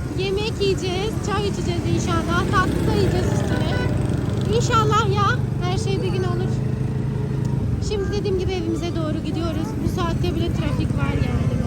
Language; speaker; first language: Turkish; non-native, fluent; Urdu